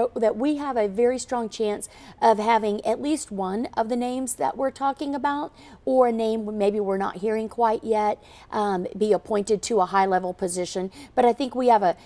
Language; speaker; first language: English; native; English